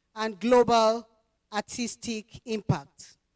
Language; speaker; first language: English; non-native, local second language; Yoruba